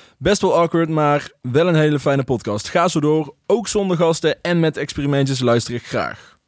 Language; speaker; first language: Dutch; native; Dutch